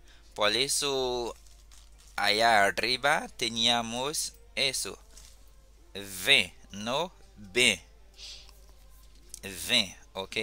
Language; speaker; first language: Spanish; non-native, fluent; Haitian Creole